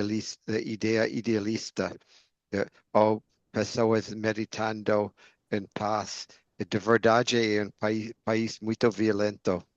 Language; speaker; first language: Portuguese; non-native, learner; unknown